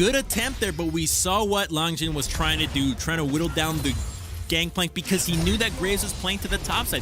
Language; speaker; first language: English; native; English